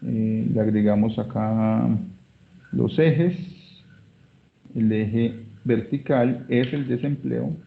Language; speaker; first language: Spanish; native; Spanish